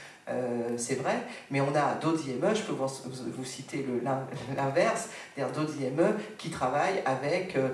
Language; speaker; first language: French; native; French